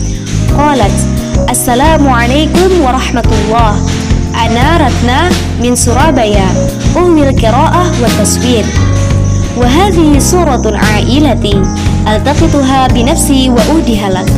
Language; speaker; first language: Arabic; non-native, learner; Indonesian